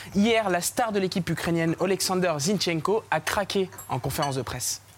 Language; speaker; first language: French; non-native, fluent; English